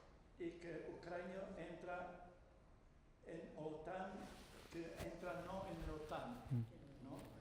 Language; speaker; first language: Spanish; non-native, fluent; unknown